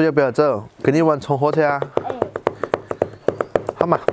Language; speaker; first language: Chinese; native; Chinese